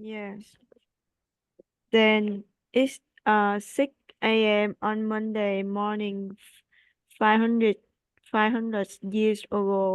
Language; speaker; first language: English; non-native, learner; Vietnamese